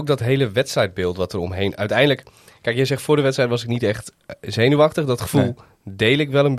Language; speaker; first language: Dutch; native; Dutch